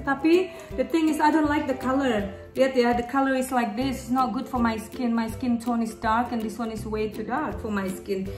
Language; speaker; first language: English; non-native, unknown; Indonesian